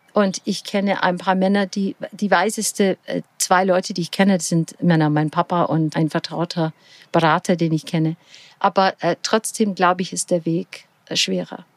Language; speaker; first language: German; non-native, fluent; English